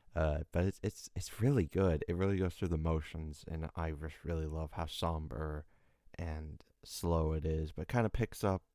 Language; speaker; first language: English; native; English